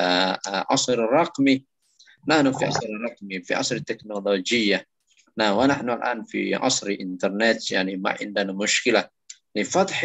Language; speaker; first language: Arabic; non-native, fluent; Indonesian